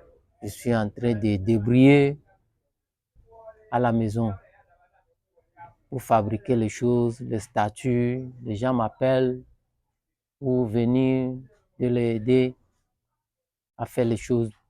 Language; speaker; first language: French; non-native, learner; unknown